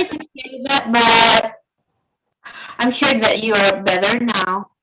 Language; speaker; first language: English; non-native, learner; Indonesian